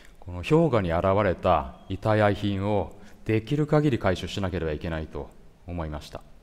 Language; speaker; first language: Japanese; native; Japanese